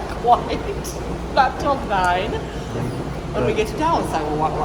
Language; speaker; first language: English; native; English